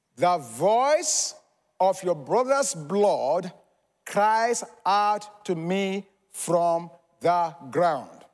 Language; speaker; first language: English; non-native, local second language; Yoruba